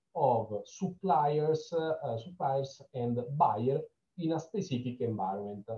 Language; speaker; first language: English; non-native, fluent; Italian